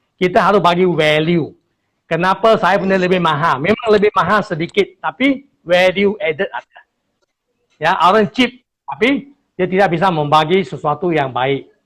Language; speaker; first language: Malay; non-native, local second language; Chinese